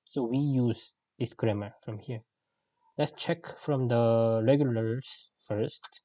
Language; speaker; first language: English; non-native, fluent; Korean